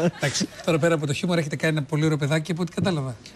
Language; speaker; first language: Greek; native; Greek